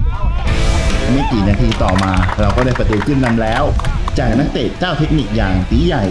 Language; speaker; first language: Thai; native; Thai